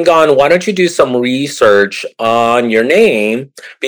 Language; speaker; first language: English; early bilingual, other home language; Japanese